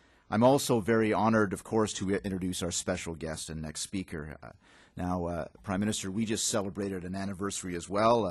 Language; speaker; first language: English; native; English